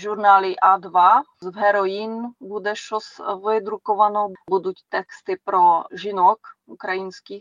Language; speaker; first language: Ukrainian; non-native, fluent; Czech